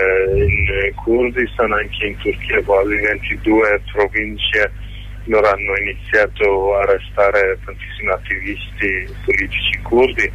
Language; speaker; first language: Italian; non-native, learner; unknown